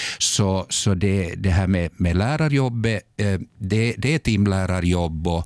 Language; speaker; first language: Swedish; native; Swedish